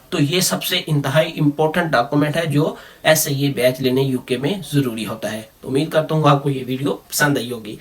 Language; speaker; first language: Urdu; non-native, local second language; Punjabi